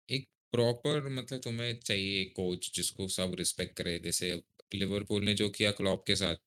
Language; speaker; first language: Hindi; native; Hindi